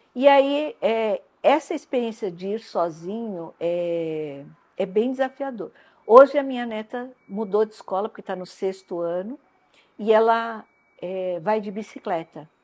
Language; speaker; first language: Portuguese; non-native, local second language; Japanese